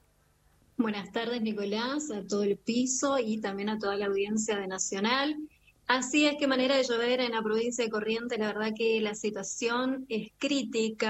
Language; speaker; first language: Spanish; native; Spanish